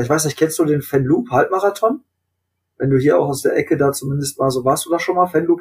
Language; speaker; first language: German; native; German